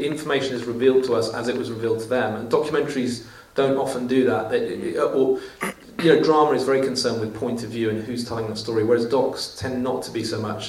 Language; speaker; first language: English; native; English